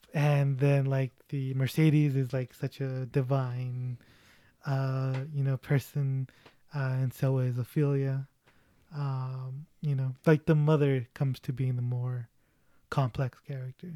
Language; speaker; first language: English; early bilingual, other home language; Spanish